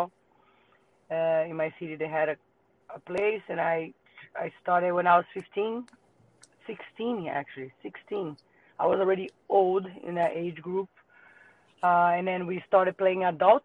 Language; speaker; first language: English; non-native, fluent; Portuguese